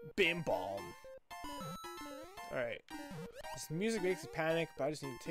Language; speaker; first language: English; native; English